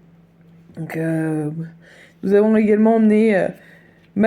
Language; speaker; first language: French; native; French